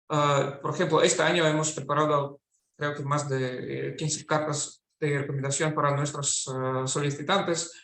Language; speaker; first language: Spanish; non-native, fluent; Russian